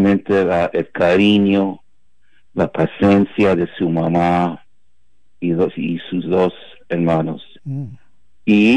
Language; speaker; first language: Spanish; non-native, fluent; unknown